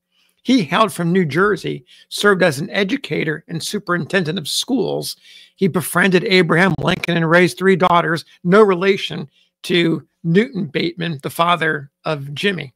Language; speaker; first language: English; native; English